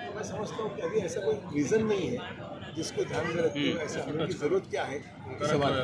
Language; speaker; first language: Hindi; non-native, local second language; Marathi